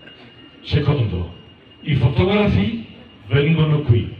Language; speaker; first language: Italian; non-native, fluent; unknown